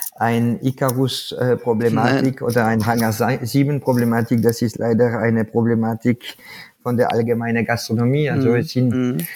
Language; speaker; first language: German; non-native, fluent; French